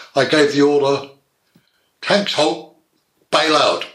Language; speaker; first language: English; native; English